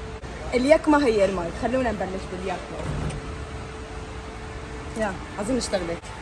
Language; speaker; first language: Arabic; native; Arabic